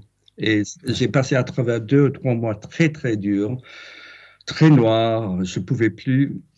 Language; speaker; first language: French; non-native, fluent; English